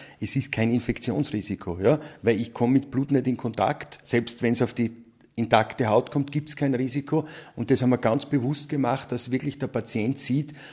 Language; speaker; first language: German; native; German